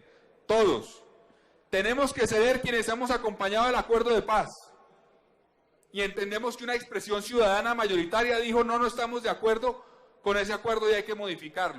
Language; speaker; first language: Spanish; native; Spanish